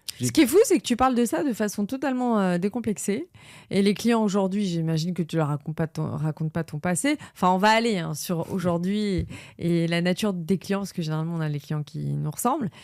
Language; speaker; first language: French; native; French